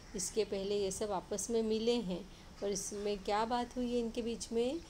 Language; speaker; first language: Hindi; non-native, local second language; Marathi